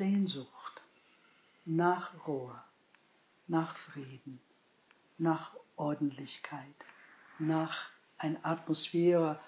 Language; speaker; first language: German; non-native, fluent; English